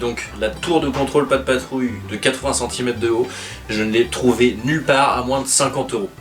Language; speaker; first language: French; native; French